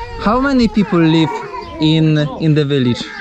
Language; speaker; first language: English; non-native, learner; Polish